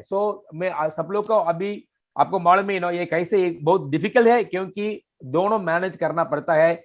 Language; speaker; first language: Hindi; non-native, fluent; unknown